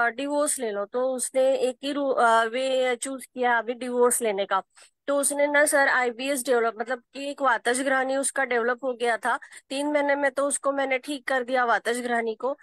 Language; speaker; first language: Hindi; non-native, local second language; Marathi